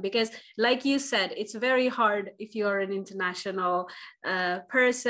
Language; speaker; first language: English; non-native, local second language; Bangla